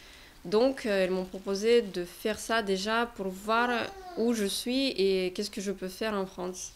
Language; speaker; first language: French; non-native, fluent; Russian